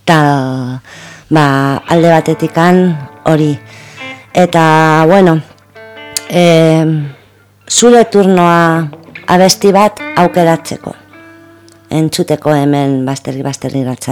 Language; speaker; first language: Basque; non-native, local second language; Spanish